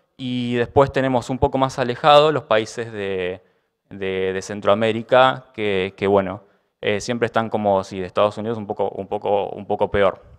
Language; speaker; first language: Spanish; native; Spanish